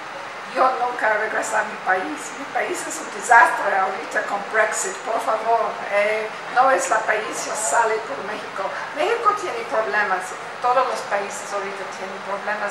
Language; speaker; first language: Spanish; non-native, learner; English